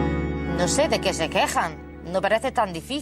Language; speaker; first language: Spanish; native; Spanish